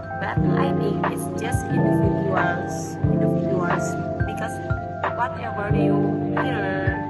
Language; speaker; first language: English; non-native, learner; Indonesian